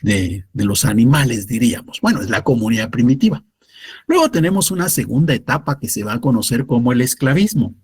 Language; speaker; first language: Spanish; native; Spanish